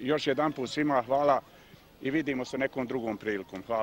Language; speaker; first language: Bosnian; native; Bosnian